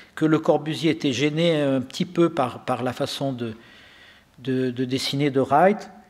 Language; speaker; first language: French; native; French